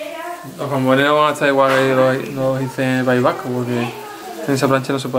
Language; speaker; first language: Spanish; native; Spanish